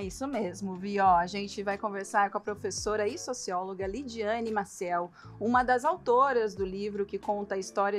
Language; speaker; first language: Portuguese; native; Portuguese